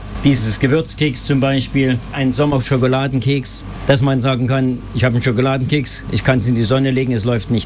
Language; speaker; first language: German; native; German